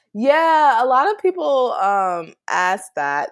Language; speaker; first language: English; native; English